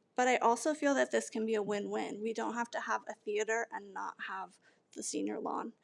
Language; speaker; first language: English; native; English